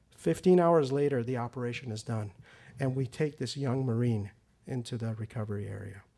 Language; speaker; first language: English; early bilingual, other home language; Persian